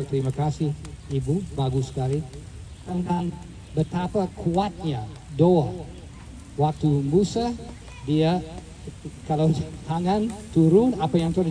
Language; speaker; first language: Indonesian; non-native, fluent; English